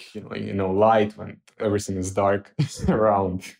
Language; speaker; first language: English; non-native, fluent; Ukrainian